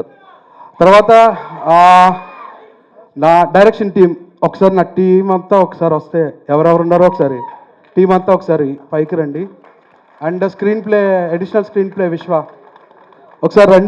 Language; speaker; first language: Telugu; native; Telugu